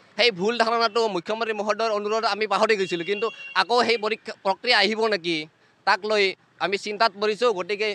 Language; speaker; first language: Assamese; native; Assamese